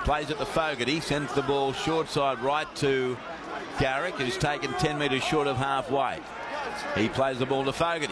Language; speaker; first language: English; native; English